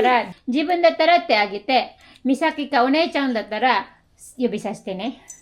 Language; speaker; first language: Japanese; non-native, fluent; Filipino